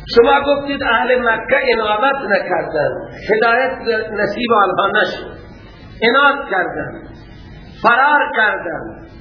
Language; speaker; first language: Persian; non-native, local second language; Baluchi